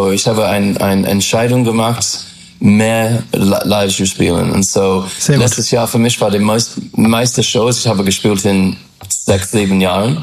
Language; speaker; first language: German; non-native, fluent; English